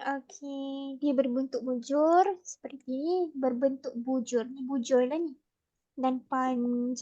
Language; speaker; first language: Malay; native; Malay